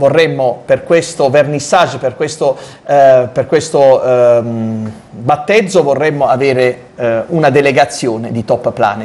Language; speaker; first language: Italian; native; Italian